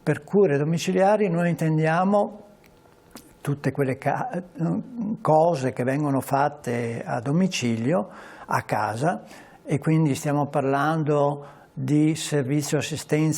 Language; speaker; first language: Italian; native; Italian